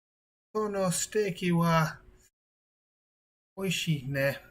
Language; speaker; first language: Japanese; non-native, learner; English